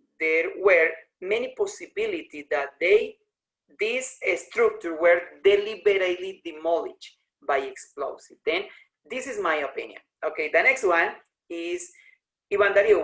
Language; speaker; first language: English; non-native, learner; Spanish